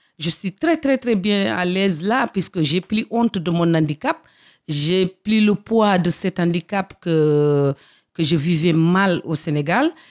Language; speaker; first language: French; non-native, local second language; Fula